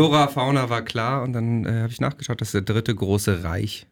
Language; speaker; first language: German; native; German